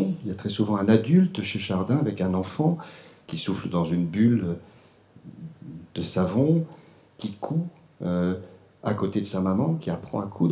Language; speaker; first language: French; native; French